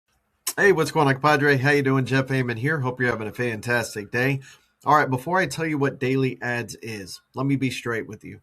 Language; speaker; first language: English; native; English